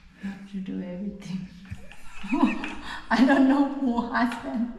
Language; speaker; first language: English; non-native, learner; Thai